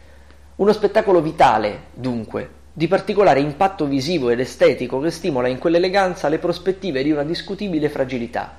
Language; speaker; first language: Italian; native; Italian